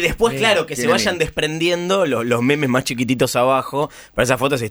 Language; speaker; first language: Spanish; native; Spanish